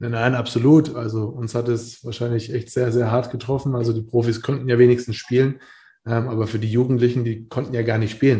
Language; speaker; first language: German; native; German